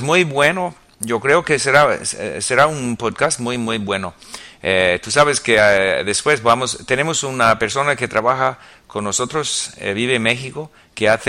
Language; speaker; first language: Spanish; non-native, fluent; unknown